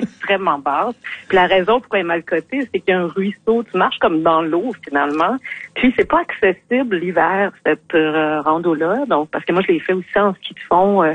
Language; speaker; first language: French; native; French